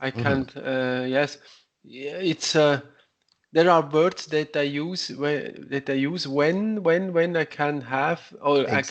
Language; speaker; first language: English; non-native, learner; Italian